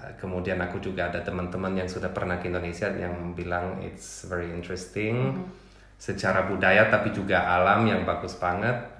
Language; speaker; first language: Indonesian; non-native, fluent; German